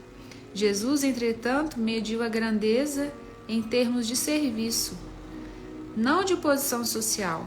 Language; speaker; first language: Portuguese; native; Portuguese